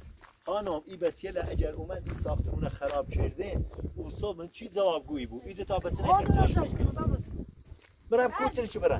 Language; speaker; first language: Persian; non-native, local second language; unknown